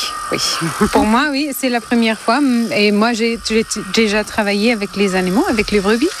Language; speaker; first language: French; non-native, learner; German